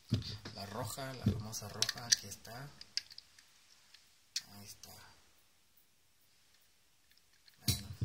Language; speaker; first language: Spanish; native; Spanish